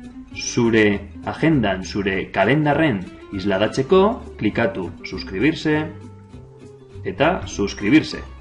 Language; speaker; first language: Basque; non-native, local second language; Spanish